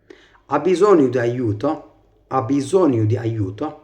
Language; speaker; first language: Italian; non-native, fluent; Arabic